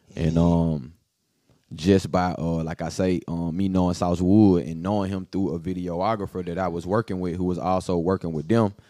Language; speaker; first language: English; native; English